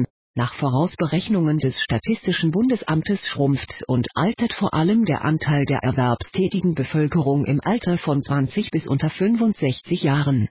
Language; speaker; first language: German; native; German